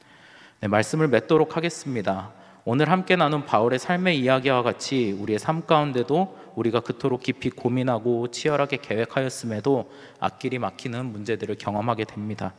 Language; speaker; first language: Korean; native; Korean